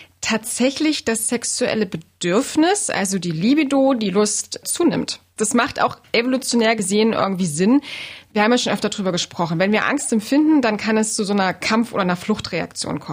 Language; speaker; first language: German; native; German